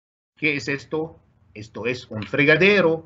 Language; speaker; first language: Spanish; non-native, fluent; Arabic